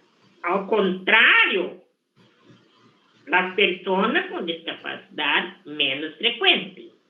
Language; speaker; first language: Spanish; non-native, fluent; Portuguese